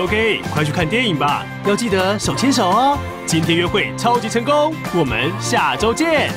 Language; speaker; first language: Chinese; native; Chinese